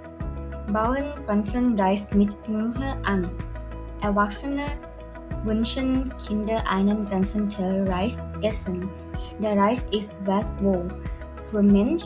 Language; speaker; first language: German; non-native, learner; Thai